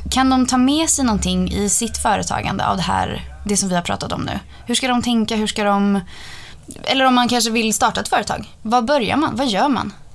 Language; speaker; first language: Swedish; native; Swedish